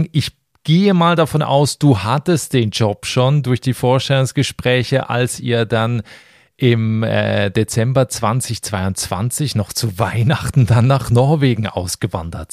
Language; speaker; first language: German; native; German